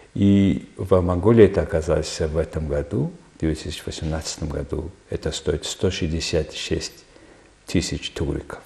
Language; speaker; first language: Russian; non-native, fluent; Mongolian